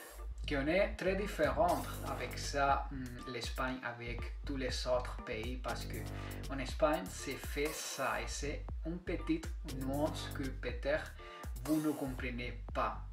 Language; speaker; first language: French; non-native, fluent; Spanish